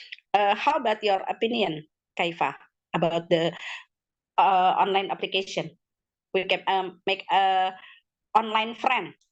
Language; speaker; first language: English; non-native, learner; Indonesian